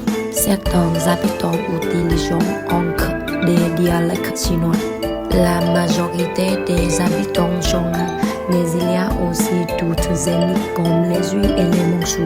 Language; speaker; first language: French; non-native, learner; Vietnamese